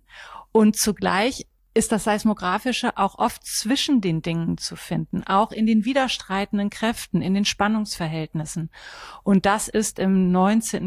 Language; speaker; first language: German; native; German